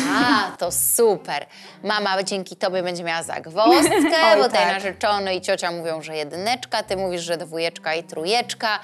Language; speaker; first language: Polish; native; Polish